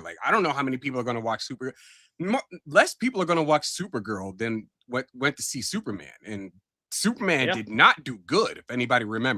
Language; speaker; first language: English; native; English